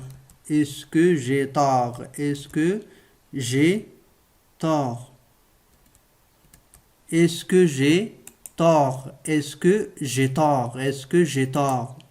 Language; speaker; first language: French; non-native, local second language; Arabic